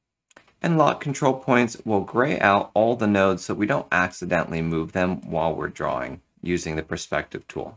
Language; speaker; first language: English; native; English